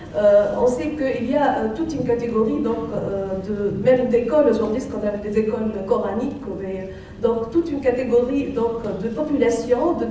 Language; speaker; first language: French; non-native, local second language; Arabic